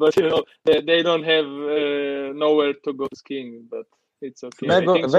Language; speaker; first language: English; non-native, learner; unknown